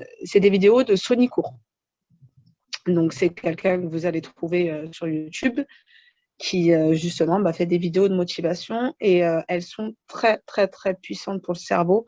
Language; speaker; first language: French; native; French